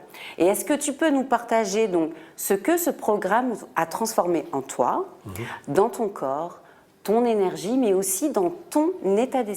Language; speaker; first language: French; native; French